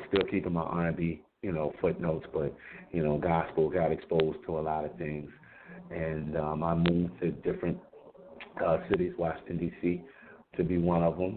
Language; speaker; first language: English; native; English